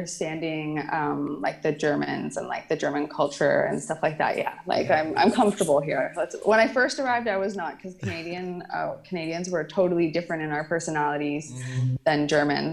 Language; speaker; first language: English; native; English